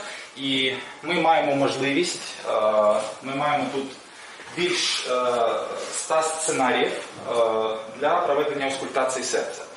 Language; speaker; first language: Ukrainian; native; Ukrainian